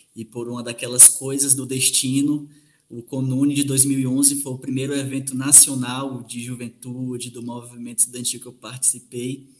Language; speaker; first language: Portuguese; native; Portuguese